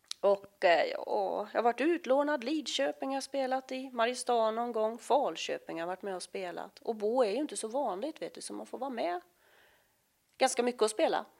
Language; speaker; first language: Swedish; native; Swedish